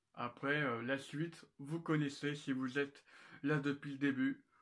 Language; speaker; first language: French; native; French